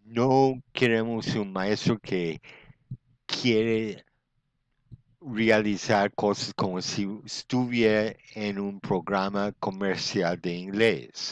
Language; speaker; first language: Spanish; non-native, fluent; English